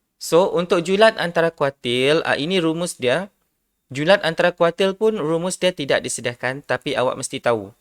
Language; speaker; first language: Malay; non-native, local second language; Iban